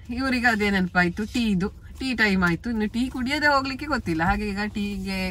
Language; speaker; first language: Kannada; native; Kannada